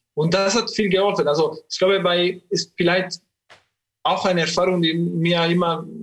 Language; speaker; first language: German; non-native, fluent; Italian